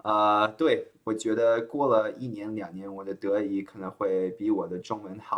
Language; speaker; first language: Chinese; early bilingual, heritage; Chinese